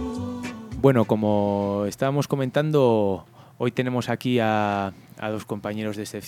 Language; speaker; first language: Spanish; native; Spanish